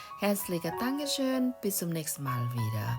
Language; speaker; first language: German; non-native, learner; Thai